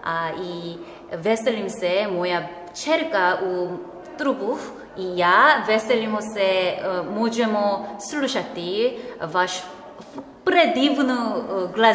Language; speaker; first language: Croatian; non-native, learner; Korean